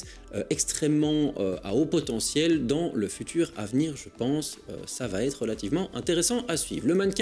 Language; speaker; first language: French; native; French